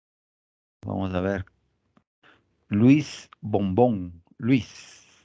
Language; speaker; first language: Spanish; native; Spanish